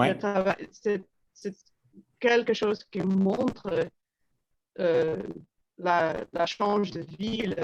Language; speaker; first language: French; non-native, learner; English